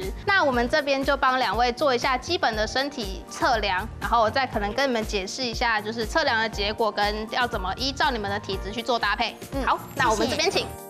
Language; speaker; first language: Chinese; native; Chinese